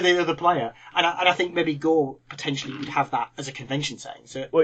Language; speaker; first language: English; native; English